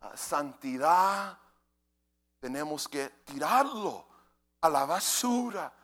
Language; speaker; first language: Spanish; native; Spanish